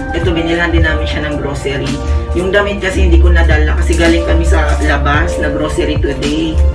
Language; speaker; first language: Filipino; native; Filipino